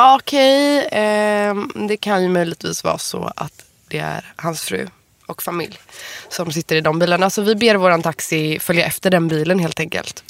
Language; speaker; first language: Swedish; native; Swedish